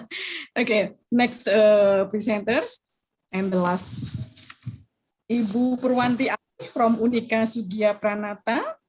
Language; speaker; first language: English; non-native, learner; Indonesian